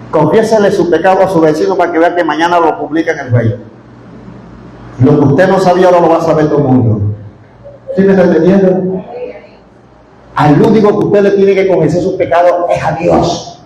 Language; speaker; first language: Spanish; native; Spanish